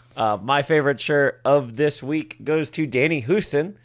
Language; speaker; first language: English; native; English